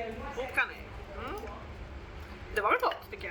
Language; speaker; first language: Swedish; native; Swedish